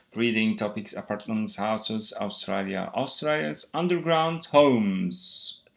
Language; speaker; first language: English; non-native, fluent; Turkish